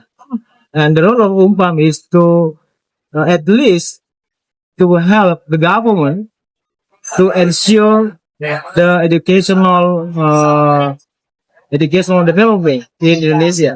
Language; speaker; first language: English; non-native, fluent; Indonesian